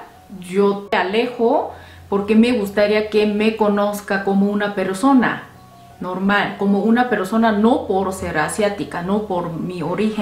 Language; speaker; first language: Spanish; non-native, fluent; Korean